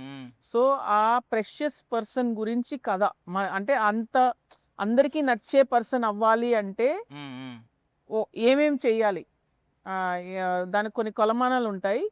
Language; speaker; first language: Telugu; native; Telugu